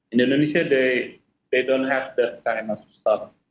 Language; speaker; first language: English; non-native, fluent; Indonesian